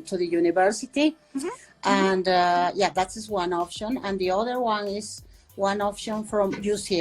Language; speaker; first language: English; non-native, fluent; Spanish